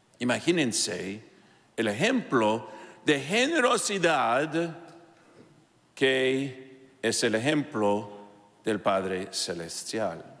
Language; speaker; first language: Spanish; non-native, fluent; English